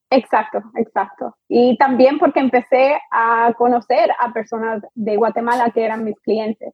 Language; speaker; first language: Spanish; early bilingual, heritage; Spanish